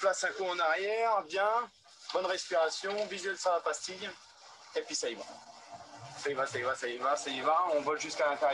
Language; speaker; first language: French; native; French